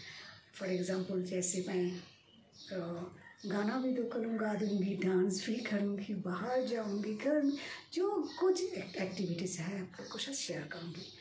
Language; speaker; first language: Hindi; non-native, local second language; Bangla